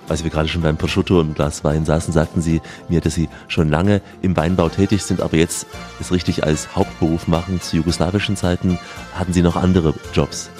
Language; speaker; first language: German; native; German